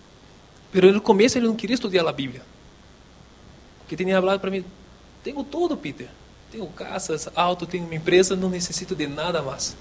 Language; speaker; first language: Spanish; non-native, local second language; Portuguese